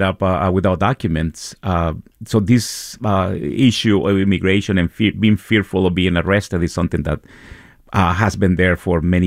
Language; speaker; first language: English; non-native, fluent; Spanish